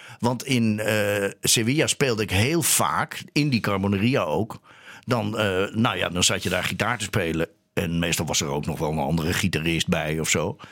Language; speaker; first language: Dutch; native; Dutch